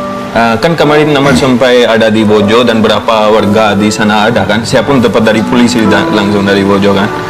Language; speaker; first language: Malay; non-native, fluent; Hindi